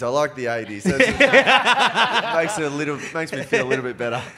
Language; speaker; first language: English; native; English